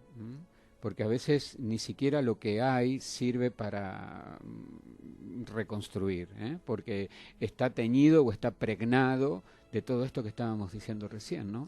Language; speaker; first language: Spanish; native; Spanish